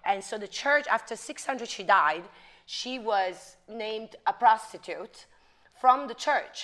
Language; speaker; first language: English; non-native, fluent; Italian